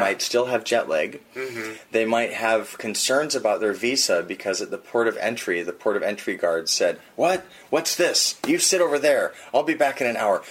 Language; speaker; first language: English; native; English